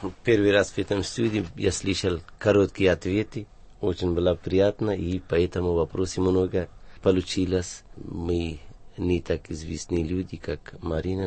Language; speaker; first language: Russian; non-native, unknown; Persian